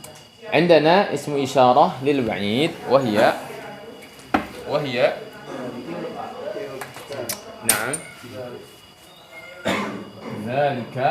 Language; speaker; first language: Arabic; non-native, fluent; Indonesian